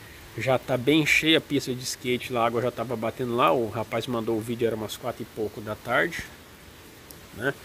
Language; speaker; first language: Portuguese; native; Portuguese